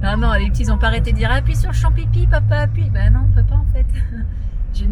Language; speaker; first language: French; native; French